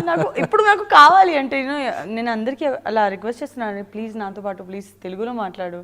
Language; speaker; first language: Telugu; non-native, learner; Gujarati